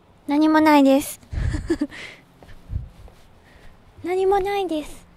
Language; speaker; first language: Japanese; non-native, fluent; Chinese